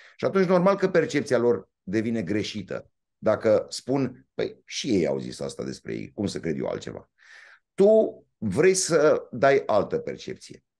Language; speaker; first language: Romanian; native; Romanian